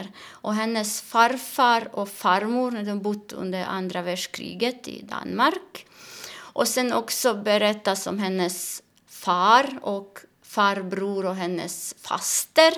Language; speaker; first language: Swedish; non-native, fluent; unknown